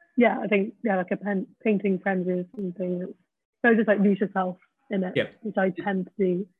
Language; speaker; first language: English; native; English